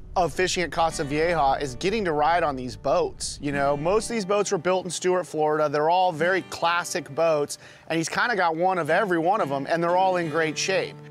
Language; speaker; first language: English; native; English